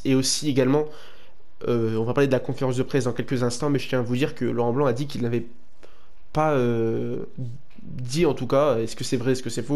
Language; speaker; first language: French; native; French